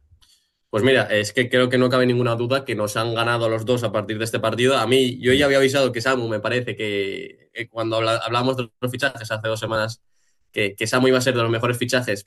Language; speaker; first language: Spanish; native; Spanish